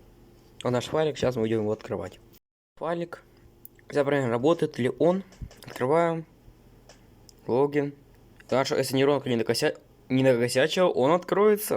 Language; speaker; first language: Russian; native; Russian